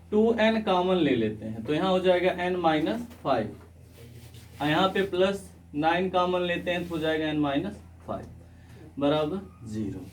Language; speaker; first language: Hindi; native; Hindi